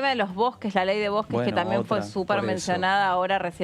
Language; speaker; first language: Spanish; native; Spanish